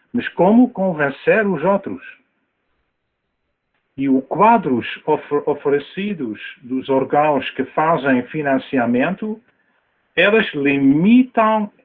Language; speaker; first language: Portuguese; non-native, fluent; Dutch